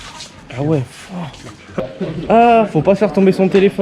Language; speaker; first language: French; native; French